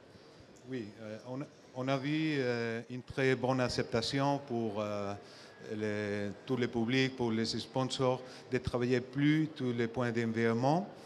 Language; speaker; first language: French; non-native, fluent; Spanish